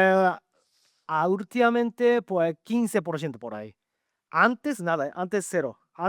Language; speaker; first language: Spanish; non-native, learner; Japanese